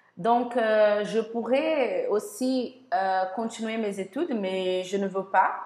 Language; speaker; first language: French; non-native, learner; Portuguese